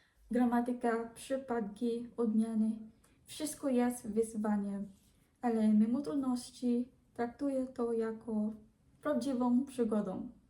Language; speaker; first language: Polish; non-native, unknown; Hiligaynon